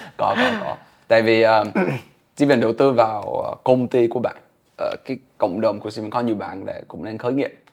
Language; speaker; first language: Vietnamese; non-native, fluent; English